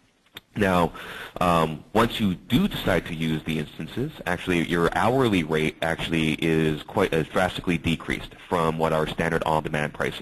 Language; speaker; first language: English; native; English